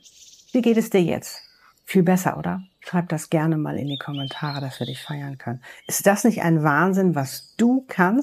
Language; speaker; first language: German; native; German